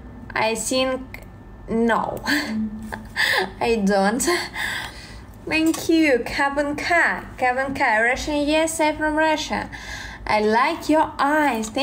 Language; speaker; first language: English; non-native, learner; Russian